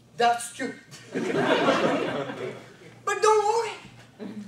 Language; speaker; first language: English; non-native, fluent; Bulgarian